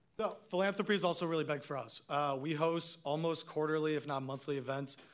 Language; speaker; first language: English; non-native, fluent; Hebrew